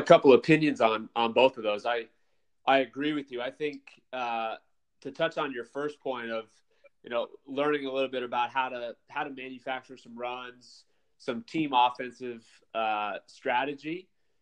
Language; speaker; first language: English; native; English